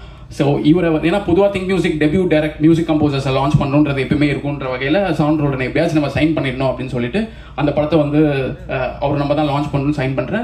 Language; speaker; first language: Tamil; native; Tamil